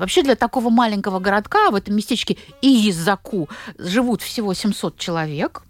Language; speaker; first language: Russian; native; Russian